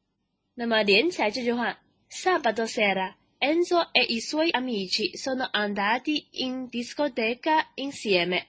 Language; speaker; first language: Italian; non-native, fluent; Chinese